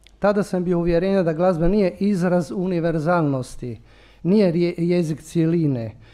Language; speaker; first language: Croatian; non-native, local second language; Italian